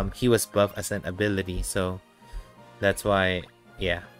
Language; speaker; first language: English; non-native, local second language; Filipino